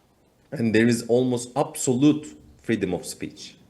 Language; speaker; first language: English; non-native, fluent; Turkish